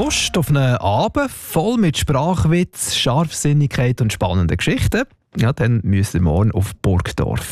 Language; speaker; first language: German; native; German